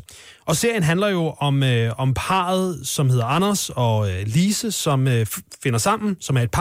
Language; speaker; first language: Danish; native; Danish